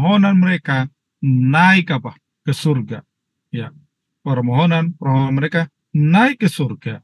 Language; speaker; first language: Indonesian; native; Indonesian